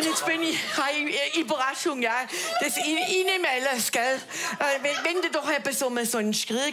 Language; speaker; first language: German; native; German